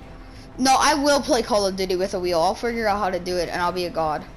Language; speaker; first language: English; native; English